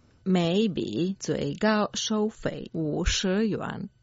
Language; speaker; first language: Chinese; non-native, learner; Croatian